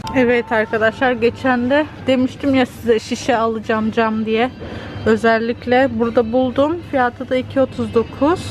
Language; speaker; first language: Turkish; early bilingual, other home language; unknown